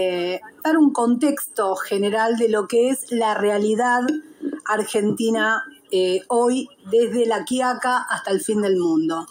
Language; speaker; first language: Spanish; native; Spanish